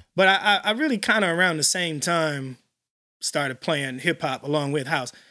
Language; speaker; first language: English; native; English